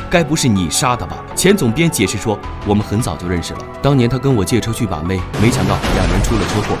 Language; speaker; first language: Chinese; native; Chinese